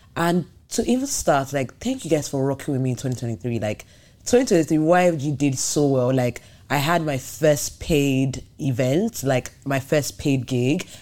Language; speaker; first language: English; non-native, local second language; Yoruba